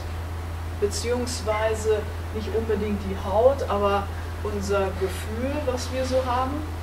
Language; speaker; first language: German; native; German